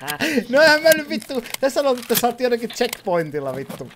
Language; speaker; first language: Finnish; native; Finnish